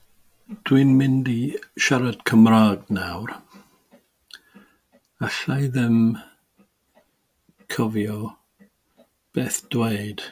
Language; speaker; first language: Welsh; non-native, learner; English